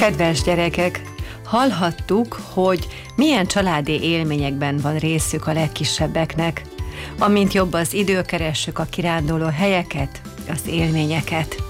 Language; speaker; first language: Hungarian; native; Hungarian